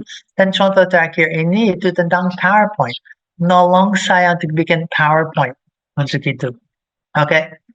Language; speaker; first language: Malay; non-native, fluent; English